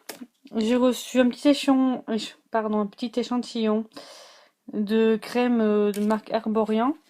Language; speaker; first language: French; native; French